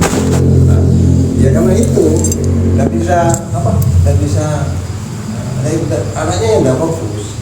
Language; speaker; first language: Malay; non-native, local second language; Javanese